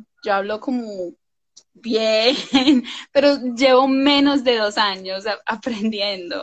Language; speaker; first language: Spanish; non-native, fluent; English